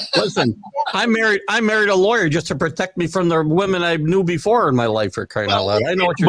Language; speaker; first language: English; native; English